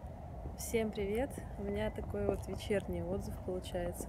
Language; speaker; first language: Russian; native; Russian